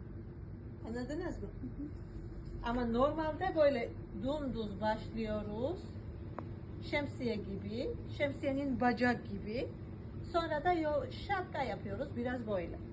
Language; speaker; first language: Turkish; non-native, fluent; Georgian